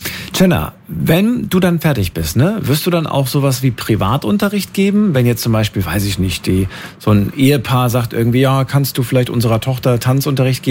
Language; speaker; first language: German; native; German